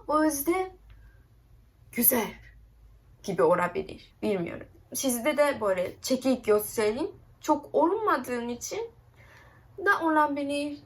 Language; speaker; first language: Turkish; non-native, learner; Japanese